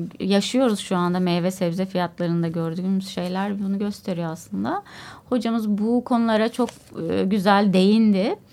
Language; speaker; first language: Turkish; native; Turkish